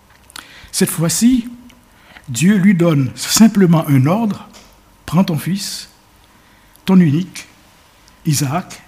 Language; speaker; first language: French; native; French